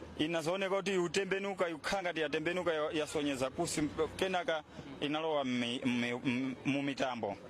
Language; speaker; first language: Nyanja; non-native, local second language; Tumbuka